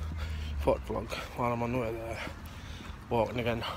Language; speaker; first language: English; native; English